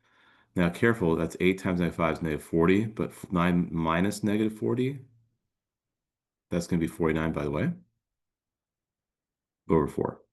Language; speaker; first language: English; native; English